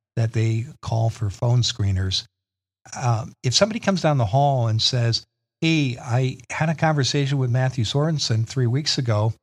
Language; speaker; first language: English; native; English